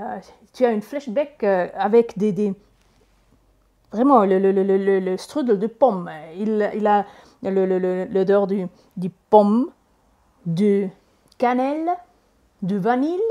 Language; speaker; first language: French; non-native, learner; Italian